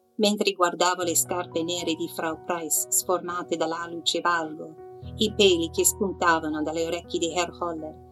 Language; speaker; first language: Italian; non-native, fluent; English